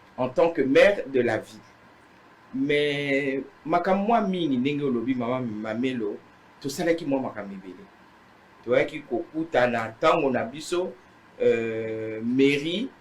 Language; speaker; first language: Lingala; native; Lingala